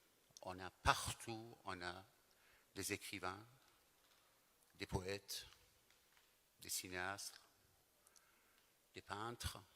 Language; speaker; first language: French; non-native, fluent; Persian